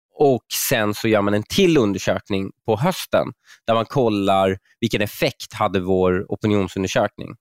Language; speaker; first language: Swedish; early bilingual, other home language; Persian